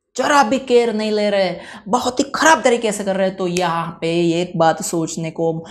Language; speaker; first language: Hindi; non-native, local second language; Gujarati